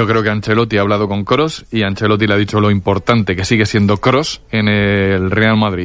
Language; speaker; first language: Spanish; native; Spanish